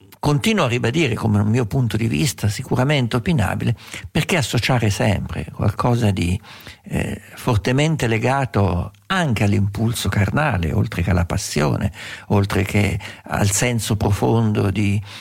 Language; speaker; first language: Italian; native; Italian